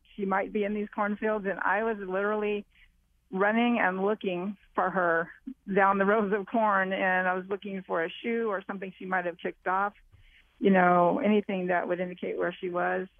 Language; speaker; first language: English; native; English